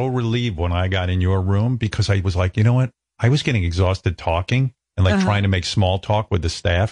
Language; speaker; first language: English; native; English